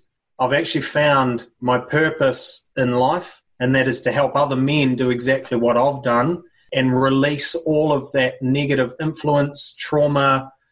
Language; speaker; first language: English; native; English